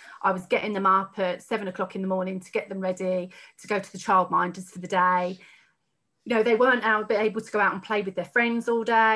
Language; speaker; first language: English; native; English